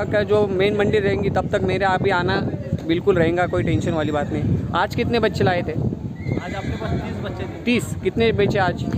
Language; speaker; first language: Hindi; non-native, local second language; Marathi